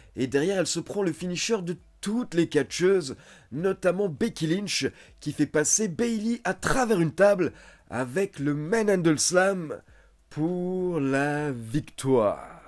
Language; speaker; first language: French; native; French